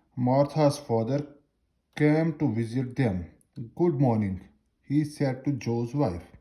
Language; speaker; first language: English; non-native, local second language; Urdu